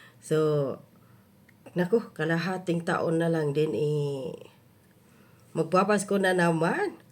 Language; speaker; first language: Filipino; non-native, local second language; Cebuano